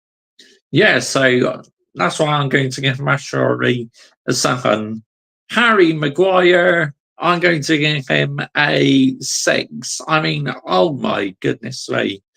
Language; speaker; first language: English; native; English